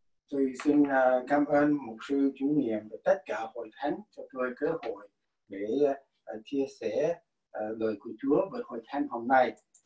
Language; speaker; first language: Vietnamese; non-native, learner; English